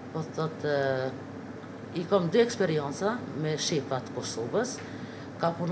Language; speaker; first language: Albanian; native; Albanian